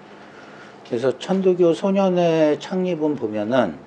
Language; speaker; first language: Korean; native; Korean